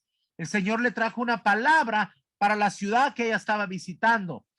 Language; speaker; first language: Spanish; native; Spanish